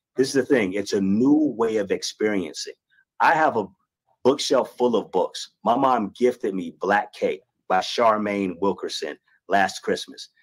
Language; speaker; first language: English; native; English